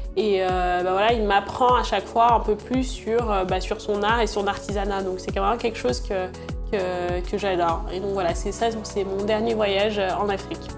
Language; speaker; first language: French; early bilingual, other home language; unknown